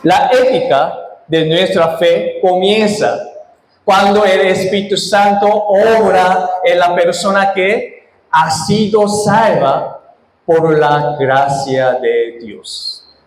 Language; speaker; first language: Spanish; non-native, fluent; Korean